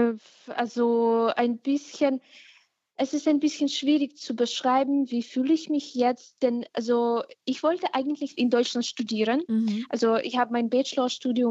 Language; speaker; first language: German; non-native, fluent; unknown